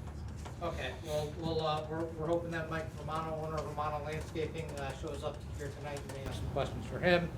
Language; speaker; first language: English; native; English